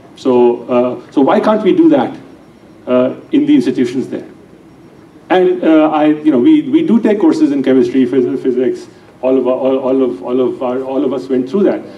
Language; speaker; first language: English; non-native, local second language; Urdu